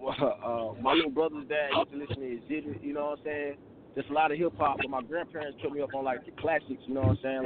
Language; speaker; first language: English; native; English